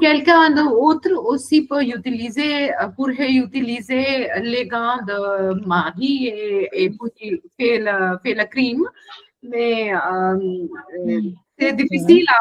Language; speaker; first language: French; non-native, learner; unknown